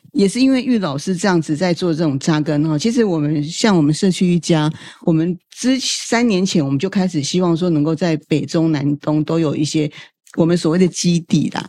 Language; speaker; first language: Chinese; native; Chinese